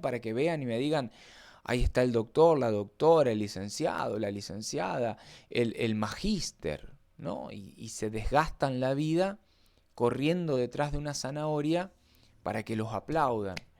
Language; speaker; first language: Spanish; native; Spanish